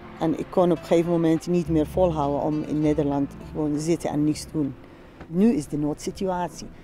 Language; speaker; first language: Dutch; non-native, fluent; Central Kurdish